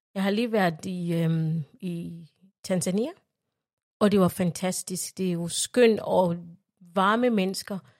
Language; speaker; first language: Danish; non-native, fluent; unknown